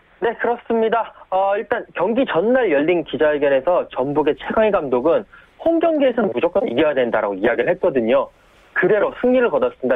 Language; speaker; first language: Korean; native; Korean